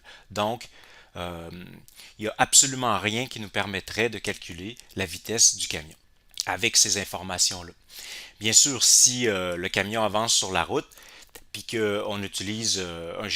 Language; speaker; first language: French; native; French